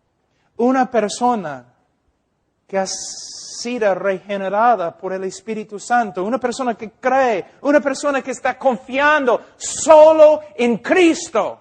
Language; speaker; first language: Spanish; non-native, fluent; English